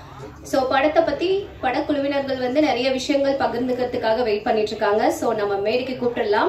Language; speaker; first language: Tamil; native; Tamil